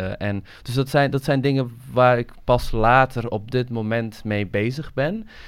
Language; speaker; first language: Dutch; early bilingual, other home language; Somali